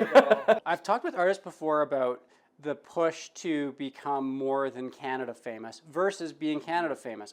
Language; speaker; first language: English; native; English